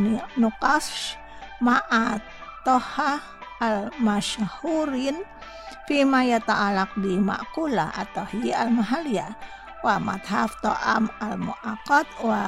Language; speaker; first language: Arabic; non-native, fluent; Indonesian